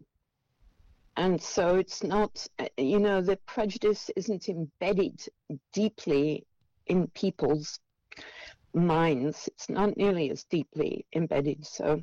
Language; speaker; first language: English; native; English